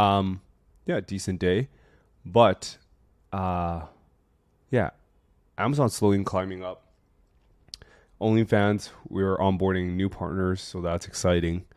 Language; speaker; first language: English; native; English